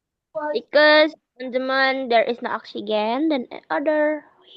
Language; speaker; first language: English; non-native, learner; Indonesian